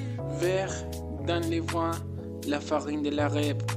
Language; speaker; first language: French; non-native, learner; Spanish